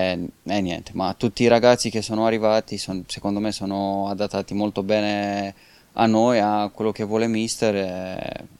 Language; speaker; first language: Italian; non-native, fluent; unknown